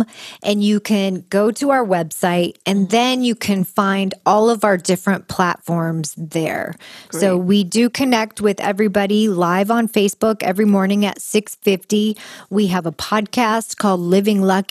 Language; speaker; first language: English; native; English